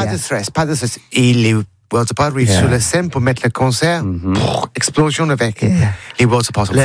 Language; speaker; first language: French; non-native, learner; English